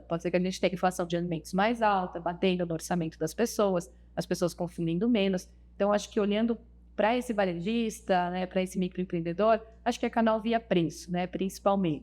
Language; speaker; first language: Portuguese; native; Portuguese